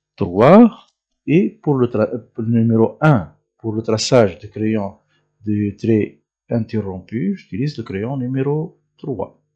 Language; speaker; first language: French; non-native, local second language; Arabic